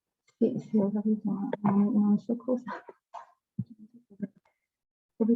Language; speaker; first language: Italian; non-native, fluent; Spanish